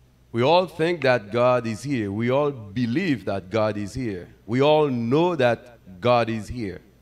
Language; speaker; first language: English; non-native, fluent; Haitian Creole